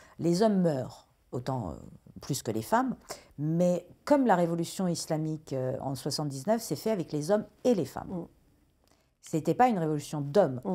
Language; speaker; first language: French; early bilingual, other home language; Persian